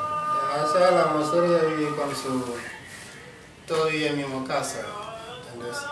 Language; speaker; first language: Spanish; non-native, learner; Wolof